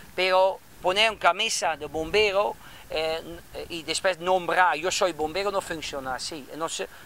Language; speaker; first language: Spanish; non-native, learner; Dutch